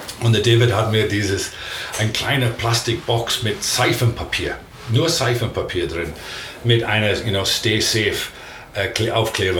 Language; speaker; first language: German; non-native, learner; English